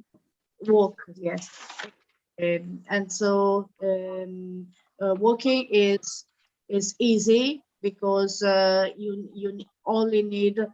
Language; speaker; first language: English; non-native, learner; Italian